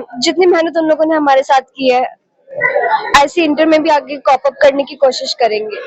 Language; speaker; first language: Hindi; native; Hindi